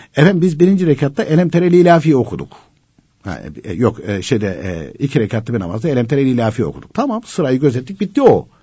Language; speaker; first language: Turkish; native; Turkish